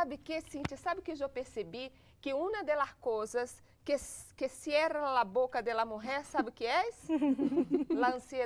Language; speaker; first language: Spanish; non-native, learner; Portuguese